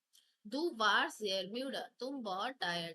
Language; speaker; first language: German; non-native, fluent; Hindi